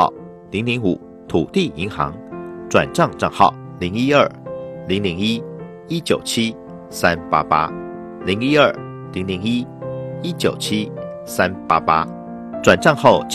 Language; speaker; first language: Chinese; native; Chinese